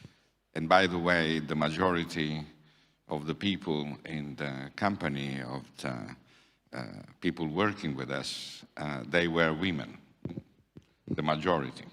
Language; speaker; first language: English; non-native, fluent; Italian